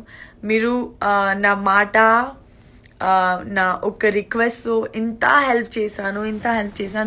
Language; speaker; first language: Telugu; non-native, learner; Gujarati